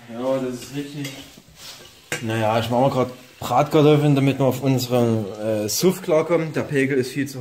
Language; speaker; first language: German; native; German